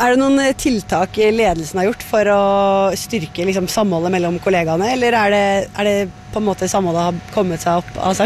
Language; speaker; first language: Norwegian; native; Norwegian